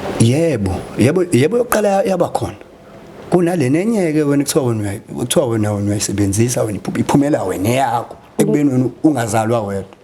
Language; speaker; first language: Zulu; non-native, local second language; Xhosa